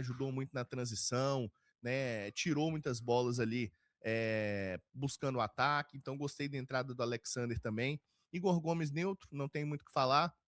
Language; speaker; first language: Portuguese; native; Portuguese